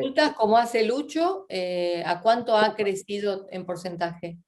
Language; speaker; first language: Spanish; native; Spanish